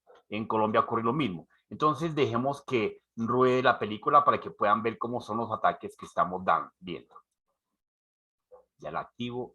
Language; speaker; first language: Spanish; native; Spanish